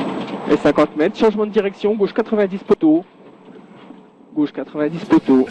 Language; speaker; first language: French; native; French